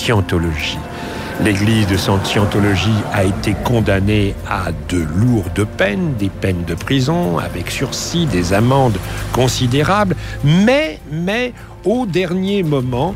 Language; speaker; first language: French; native; French